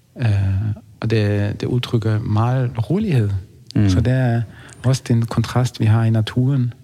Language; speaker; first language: Danish; non-native, fluent; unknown